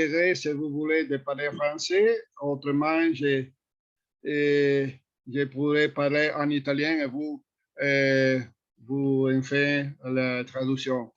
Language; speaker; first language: French; non-native, fluent; Italian